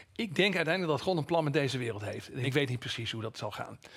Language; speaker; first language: Dutch; native; Dutch